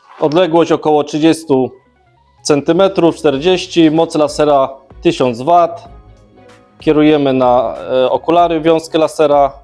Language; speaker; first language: Polish; native; Polish